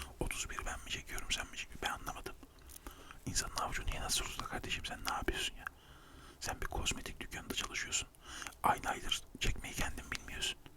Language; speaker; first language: Turkish; native; Turkish